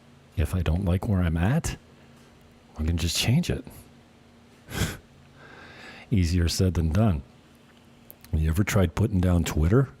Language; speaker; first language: English; native; English